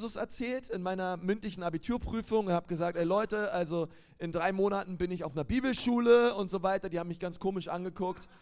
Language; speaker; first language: German; native; German